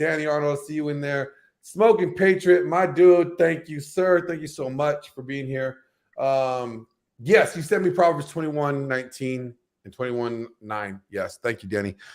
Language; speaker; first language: English; native; English